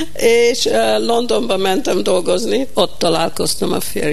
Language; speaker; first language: Hungarian; early bilingual, heritage; Hungarian